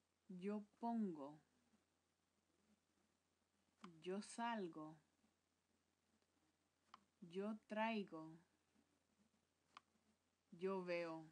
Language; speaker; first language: Spanish; non-native, fluent; English